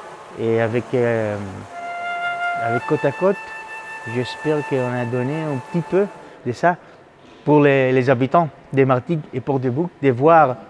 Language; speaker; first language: French; non-native, fluent; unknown